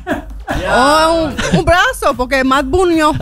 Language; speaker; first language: Spanish; early bilingual, heritage; English